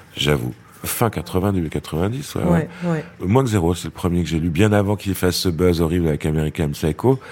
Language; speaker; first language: French; native; French